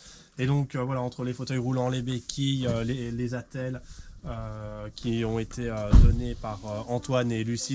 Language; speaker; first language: French; native; French